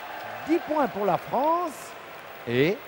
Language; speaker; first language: French; non-native, fluent; Turkish